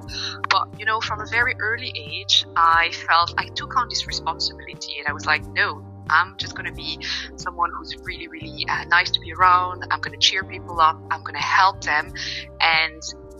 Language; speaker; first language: English; non-native, fluent; French